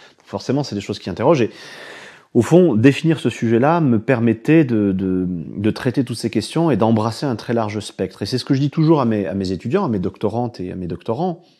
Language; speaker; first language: French; native; French